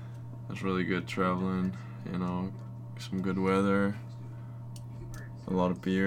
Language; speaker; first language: English; non-native, fluent; Danish